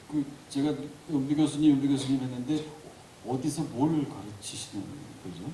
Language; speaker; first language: Korean; native; Korean